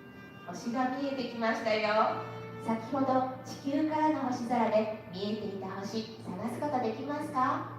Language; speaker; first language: Japanese; native; Japanese